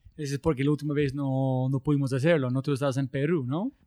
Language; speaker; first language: Spanish; non-native, learner; English